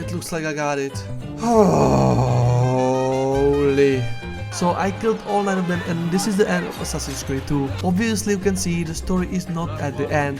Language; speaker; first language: English; non-native, fluent; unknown